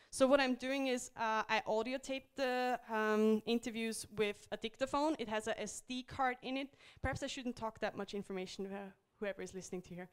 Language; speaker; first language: English; non-native, fluent; German